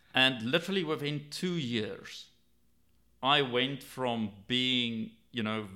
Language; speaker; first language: English; native; English